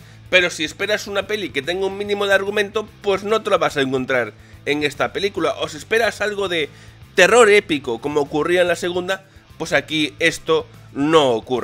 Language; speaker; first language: Spanish; native; Spanish